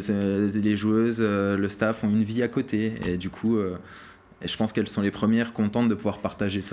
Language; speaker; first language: French; native; French